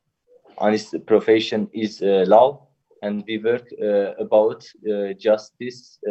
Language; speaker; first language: English; non-native, learner; Turkish